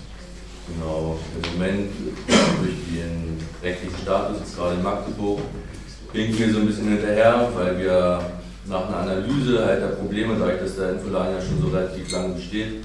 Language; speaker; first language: German; native; German